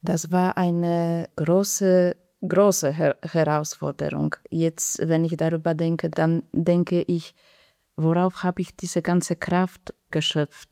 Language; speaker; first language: German; non-native, fluent; Polish